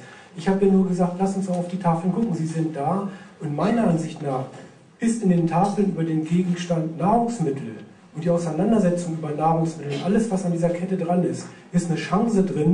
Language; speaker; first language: German; native; German